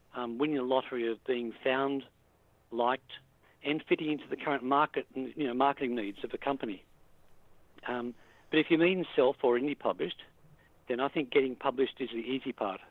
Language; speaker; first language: English; native; English